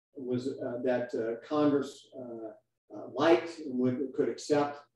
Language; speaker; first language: English; native; English